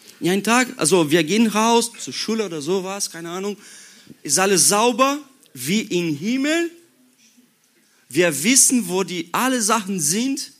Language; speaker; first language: German; non-native, learner; Portuguese